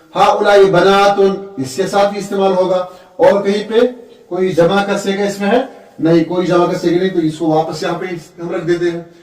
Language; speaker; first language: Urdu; non-native, local second language; Kashmiri